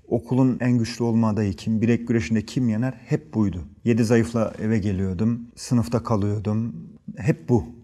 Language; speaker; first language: Turkish; early bilingual, heritage; Turkish